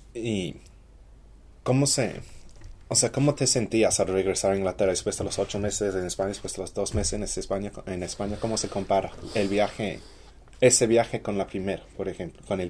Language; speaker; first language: Spanish; non-native, fluent; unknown